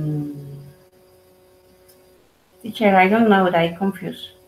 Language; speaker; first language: English; non-native, learner; Spanish